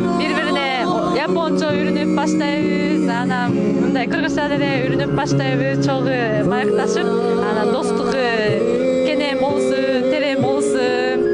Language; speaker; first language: Kyrgyz; non-native, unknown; Japanese